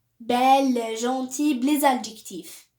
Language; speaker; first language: French; non-native, local second language; Arabic